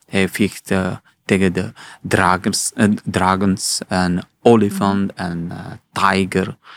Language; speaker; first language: Dutch; non-native, learner; Persian